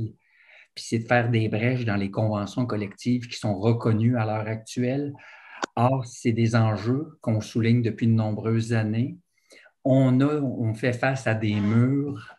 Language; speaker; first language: French; native; French